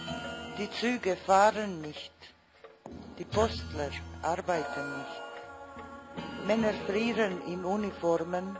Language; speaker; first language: German; non-native, fluent; Croatian